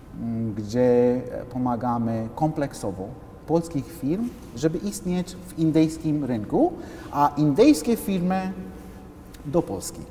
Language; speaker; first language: Polish; non-native, fluent; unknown